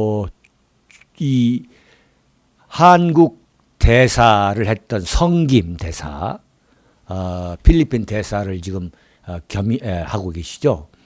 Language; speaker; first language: Korean; native; Korean